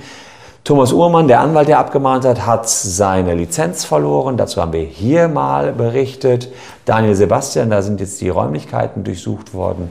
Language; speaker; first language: German; native; German